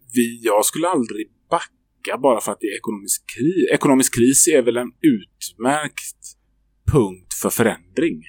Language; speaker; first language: Swedish; native; Swedish